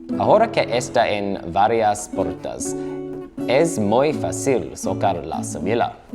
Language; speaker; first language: Spanish; non-native, learner; English